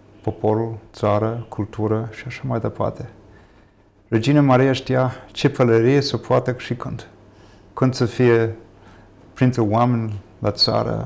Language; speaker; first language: Romanian; non-native, fluent; English